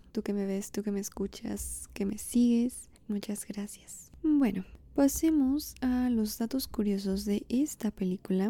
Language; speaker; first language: Spanish; native; Spanish